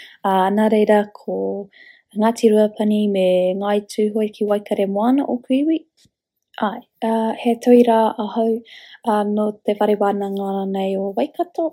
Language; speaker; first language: Māori; non-native, local second language; English